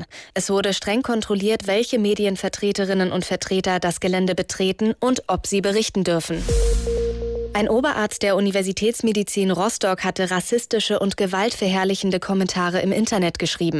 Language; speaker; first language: German; native; German